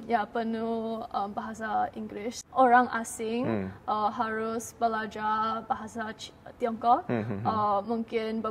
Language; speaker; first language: Indonesian; non-native, learner; Chinese